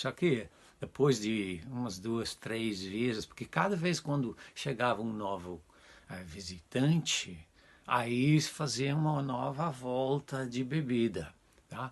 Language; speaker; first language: Portuguese; non-native, fluent; Dutch